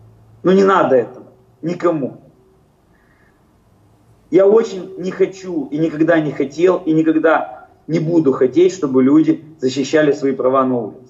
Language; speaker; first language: Russian; native; Russian